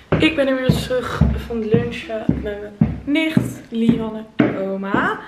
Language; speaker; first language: Dutch; native; Dutch